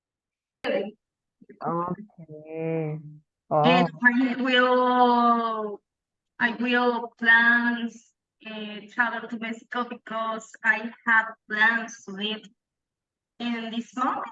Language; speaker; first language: English; non-native, learner; Spanish